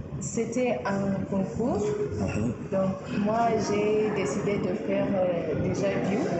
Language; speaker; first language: French; non-native, learner; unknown